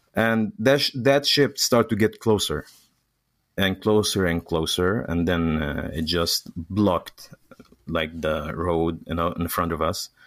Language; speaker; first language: English; non-native, fluent; Arabic